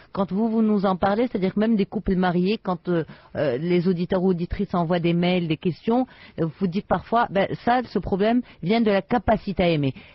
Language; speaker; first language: French; non-native, local second language; Arabic